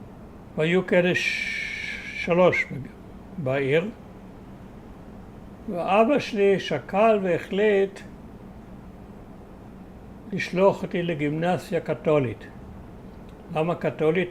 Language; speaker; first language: Hebrew; early bilingual, other home language; German